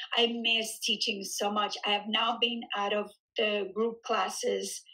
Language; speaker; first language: English; early bilingual, other home language; Spanish